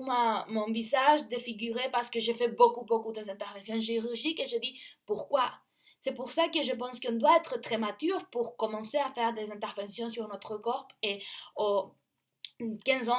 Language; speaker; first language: French; non-native, learner; Spanish